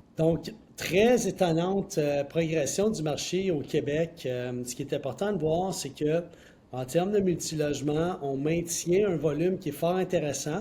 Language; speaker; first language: French; native; French